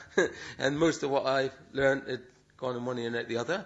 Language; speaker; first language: English; native; English